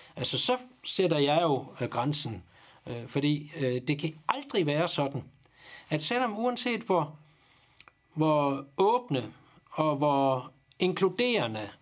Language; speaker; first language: Danish; native; Danish